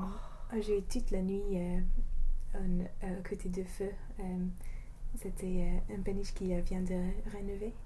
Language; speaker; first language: French; non-native, fluent; English